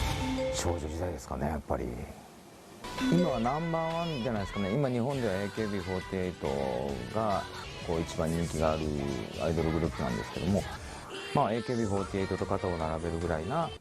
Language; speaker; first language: Japanese; native; Japanese